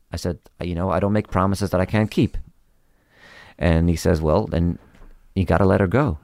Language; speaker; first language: English; early bilingual, other home language; Hebrew